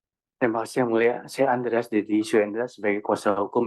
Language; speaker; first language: Indonesian; native; Indonesian